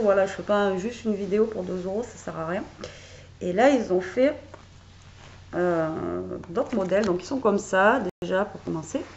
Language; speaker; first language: French; native; French